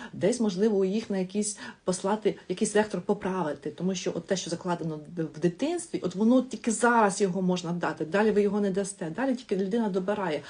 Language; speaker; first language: Ukrainian; non-native, local second language; Russian